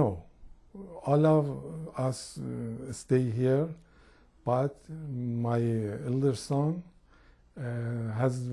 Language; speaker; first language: English; non-native, learner; Persian